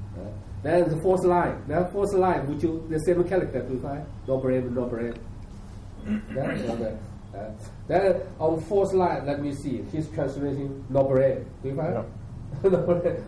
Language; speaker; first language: English; non-native, learner; Chinese